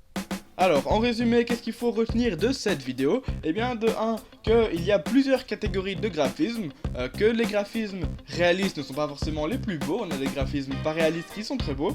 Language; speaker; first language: French; native; French